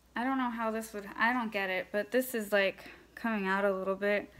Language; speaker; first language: English; native; English